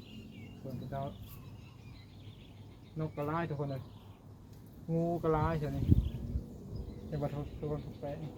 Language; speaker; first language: Thai; non-native, local second language; Northeastern Thai